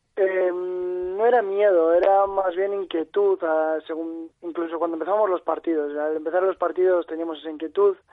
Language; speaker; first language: Spanish; native; Spanish